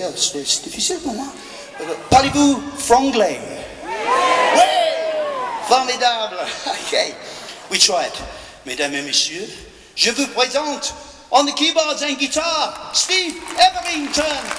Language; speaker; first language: French; non-native, learner; English